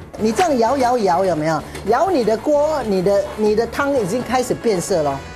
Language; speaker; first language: Chinese; native; Chinese